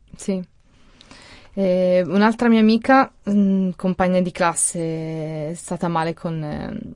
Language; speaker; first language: Italian; native; Italian